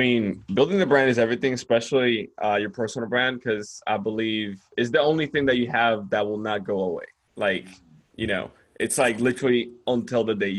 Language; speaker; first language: English; non-native, fluent; Spanish